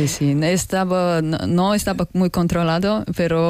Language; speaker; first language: Spanish; non-native, learner; Russian